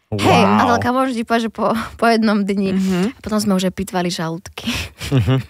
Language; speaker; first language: Slovak; native; Slovak